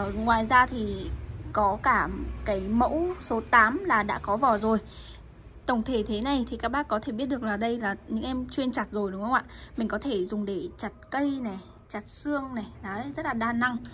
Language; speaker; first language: Vietnamese; native; Vietnamese